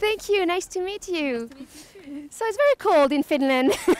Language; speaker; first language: English; non-native, fluent; French